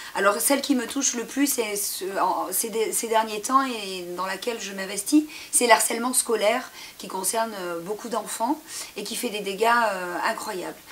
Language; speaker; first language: French; native; French